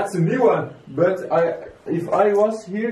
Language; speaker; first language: English; non-native, learner; Dutch